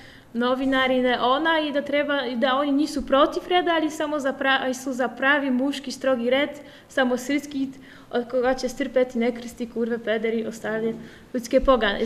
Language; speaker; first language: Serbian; non-native, fluent; Polish